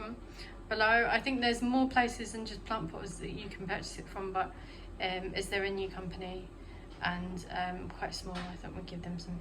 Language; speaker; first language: English; native; English